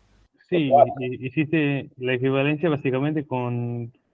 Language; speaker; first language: Spanish; native; Spanish